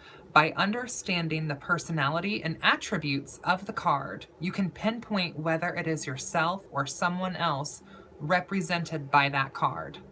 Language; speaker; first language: English; native; English